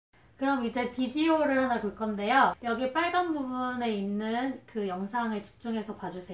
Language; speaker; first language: Korean; non-native, fluent; Arabic